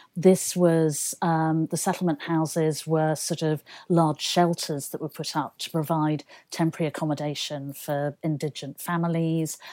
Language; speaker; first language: English; native; English